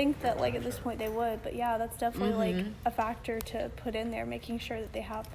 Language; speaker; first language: English; native; English